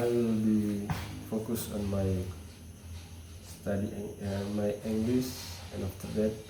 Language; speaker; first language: English; non-native, learner; Indonesian